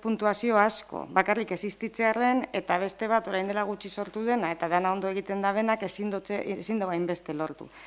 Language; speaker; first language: Basque; native; Basque